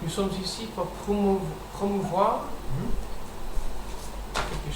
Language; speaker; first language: French; non-native, learner; English